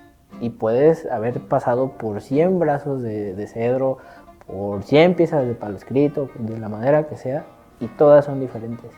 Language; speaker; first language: Spanish; native; Spanish